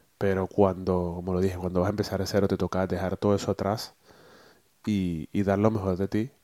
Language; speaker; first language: Spanish; native; Spanish